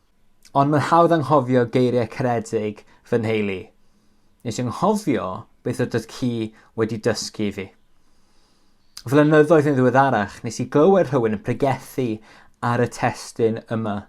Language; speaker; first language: Welsh; native; Welsh